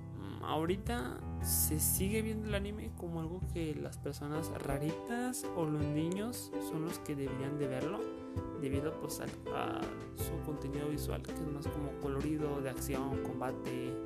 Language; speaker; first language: Spanish; native; Spanish